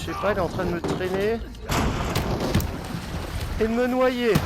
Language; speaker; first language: French; native; French